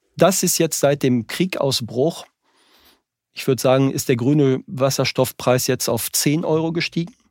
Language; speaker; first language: German; non-native, fluent; French